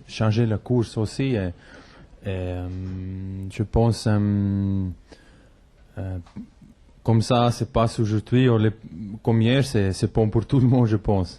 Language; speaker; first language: French; non-native, local second language; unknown